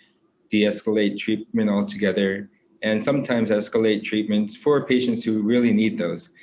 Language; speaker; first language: English; non-native, fluent; Korean